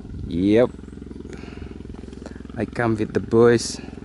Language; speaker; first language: English; non-native, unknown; Indonesian